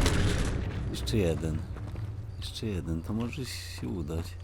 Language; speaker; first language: Polish; native; Polish